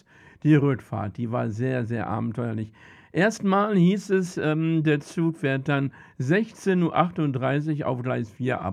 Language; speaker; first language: German; native; German